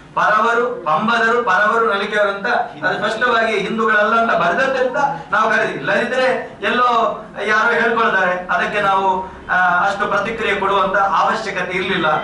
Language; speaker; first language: Kannada; non-native, local second language; Tulu